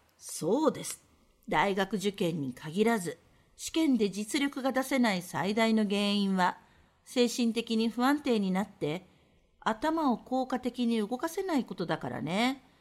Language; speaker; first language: Japanese; native; Japanese